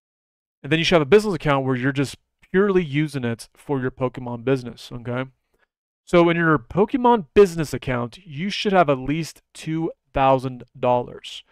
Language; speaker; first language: English; native; English